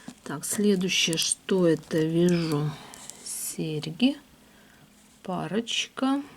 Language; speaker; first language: Russian; native; Russian